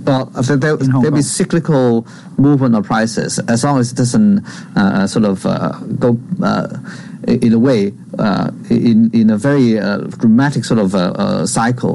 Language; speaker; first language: English; non-native, local second language; Cantonese